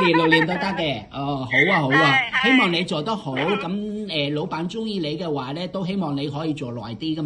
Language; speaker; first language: Cantonese; native; Cantonese